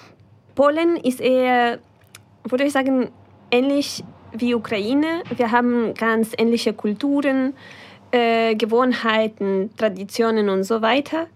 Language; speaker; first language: German; non-native, fluent; Ukrainian